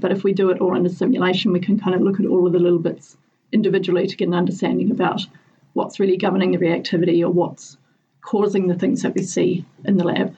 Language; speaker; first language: English; native; English